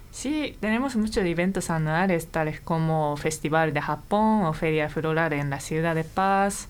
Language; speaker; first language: Spanish; non-native, fluent; Japanese